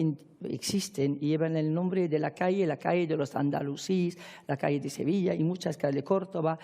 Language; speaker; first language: Spanish; non-native, fluent; Arabic